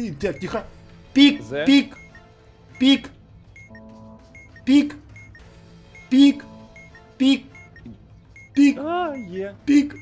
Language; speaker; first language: Russian; native; Russian